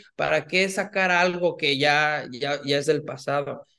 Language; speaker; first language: Spanish; early bilingual, heritage; Spanish